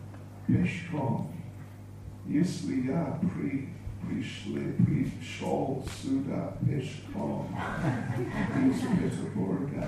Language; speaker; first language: Russian; non-native, learner; English